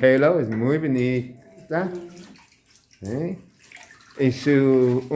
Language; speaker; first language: Spanish; non-native, learner; English